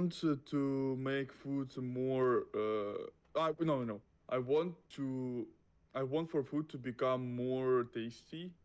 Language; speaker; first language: English; non-native, learner; Russian